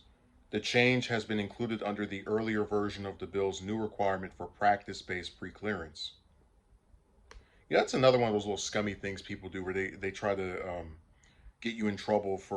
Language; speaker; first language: English; native; English